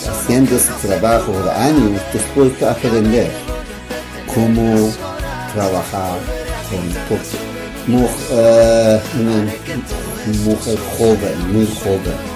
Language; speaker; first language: Spanish; non-native, learner; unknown